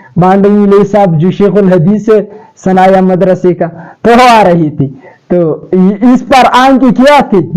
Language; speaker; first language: Urdu; non-native, local second language; Pashto